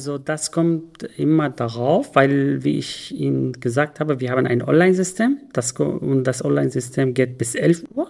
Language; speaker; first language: German; non-native, learner; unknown